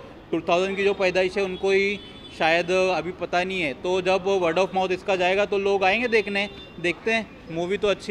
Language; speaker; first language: Hindi; native; Hindi